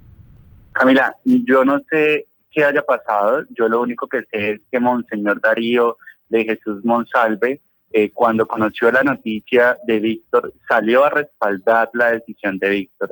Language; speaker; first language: Spanish; native; Spanish